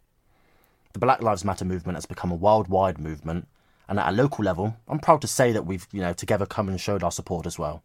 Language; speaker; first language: English; native; English